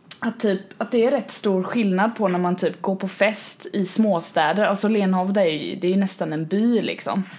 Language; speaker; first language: Swedish; native; Swedish